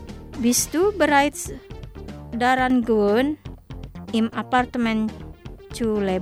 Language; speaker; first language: German; non-native, fluent; Indonesian